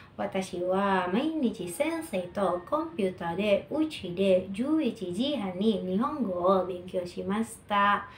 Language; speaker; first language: Japanese; non-native, learner; Indonesian